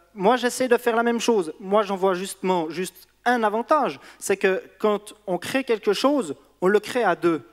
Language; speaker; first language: French; native; French